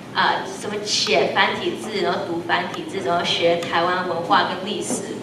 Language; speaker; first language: Chinese; early bilingual, heritage; Chinese